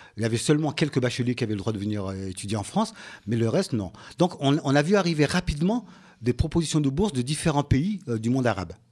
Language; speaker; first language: French; early bilingual, other home language; Ngazidja Comorian